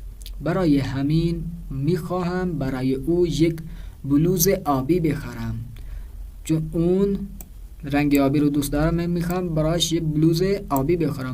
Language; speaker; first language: Persian; non-native, fluent; Urdu